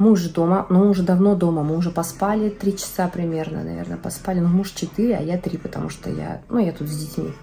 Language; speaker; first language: Russian; native; Russian